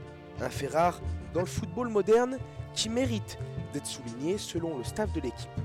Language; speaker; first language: French; native; French